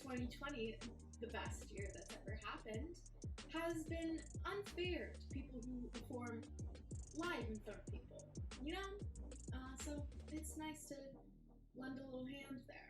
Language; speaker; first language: English; native; English